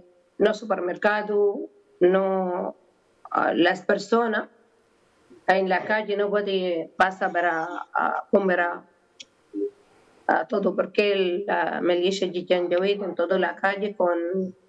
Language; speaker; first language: Spanish; non-native, learner; Arabic